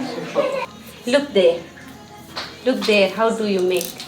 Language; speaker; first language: English; non-native, learner; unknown